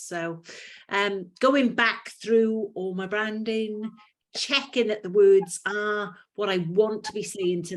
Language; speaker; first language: English; native; English